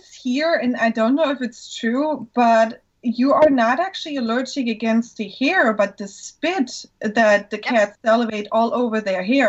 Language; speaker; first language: English; non-native, fluent; German